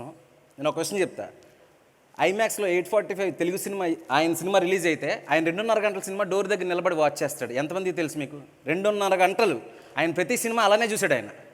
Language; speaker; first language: Telugu; native; Telugu